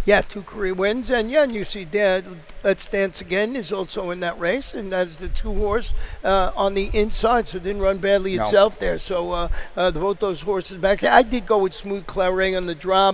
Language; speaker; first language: English; native; English